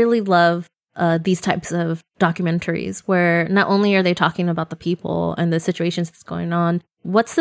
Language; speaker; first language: English; native; English